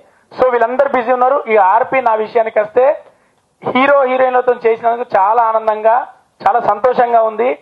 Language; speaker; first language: Telugu; native; Telugu